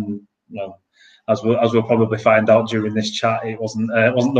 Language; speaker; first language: English; native; English